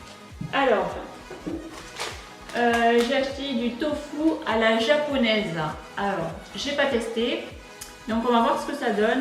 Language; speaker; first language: French; native; French